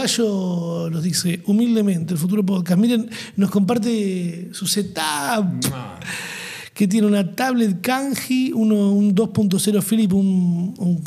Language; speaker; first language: Spanish; native; Spanish